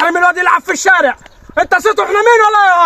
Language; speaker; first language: Arabic; native; Arabic